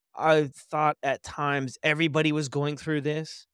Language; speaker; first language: English; native; English